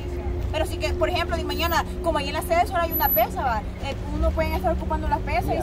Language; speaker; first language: Spanish; native; Spanish